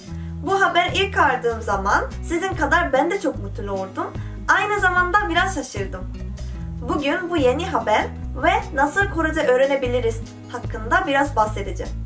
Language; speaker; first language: Turkish; non-native, fluent; Korean